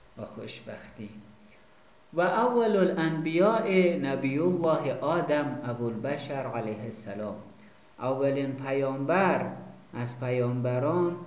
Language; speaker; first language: Persian; native; Persian